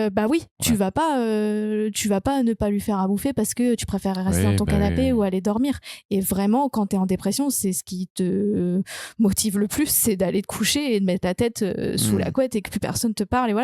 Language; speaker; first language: French; native; French